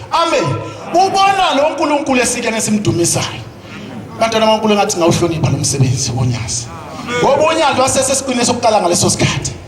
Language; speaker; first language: Zulu; native; Zulu